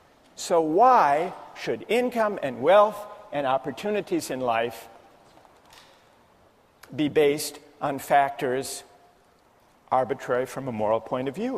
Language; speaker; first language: English; native; English